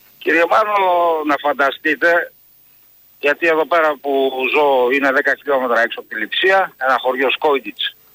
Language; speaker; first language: Greek; native; Greek